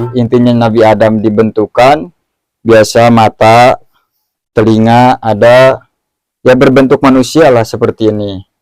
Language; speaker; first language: Indonesian; non-native, local second language; Sundanese